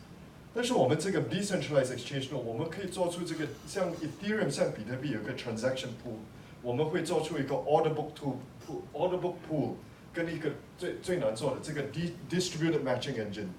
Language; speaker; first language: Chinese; non-native, local second language; English